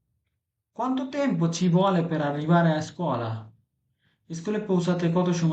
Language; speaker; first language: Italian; non-native, fluent; Bangla